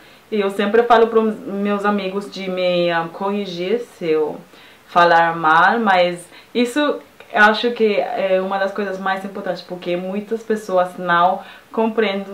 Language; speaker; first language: Portuguese; non-native, fluent; French